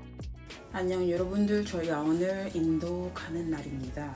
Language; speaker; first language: Korean; non-native, fluent; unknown